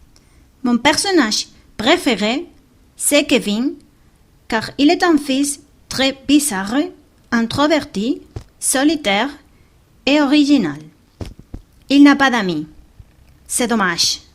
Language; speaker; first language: French; non-native, learner; Spanish